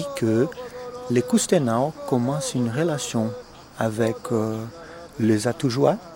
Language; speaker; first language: French; non-native, fluent; Portuguese